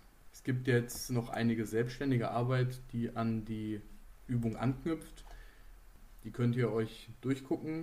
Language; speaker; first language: German; native; German